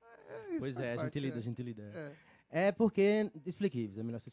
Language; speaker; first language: Portuguese; native; Portuguese